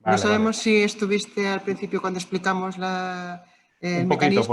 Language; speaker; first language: Spanish; native; Spanish